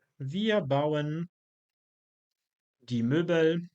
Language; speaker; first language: German; non-native, fluent; Polish